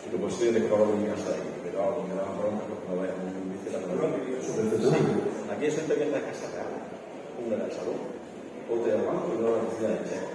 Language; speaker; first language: Spanish; native; Spanish